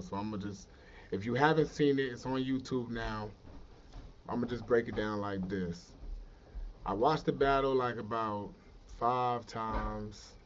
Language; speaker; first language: English; native; English